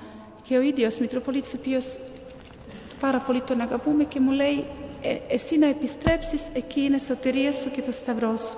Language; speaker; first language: Greek; non-native, fluent; Serbian